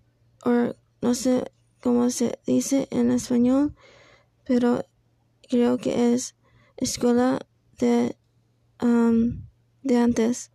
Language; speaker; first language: Spanish; non-native, learner; English